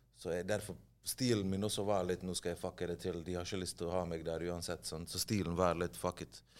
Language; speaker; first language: Norwegian; early bilingual, other home language; Bosnian